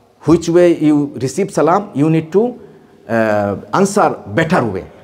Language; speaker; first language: English; non-native, local second language; Bangla